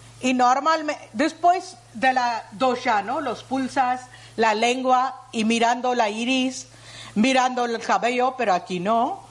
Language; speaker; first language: Spanish; non-native, learner; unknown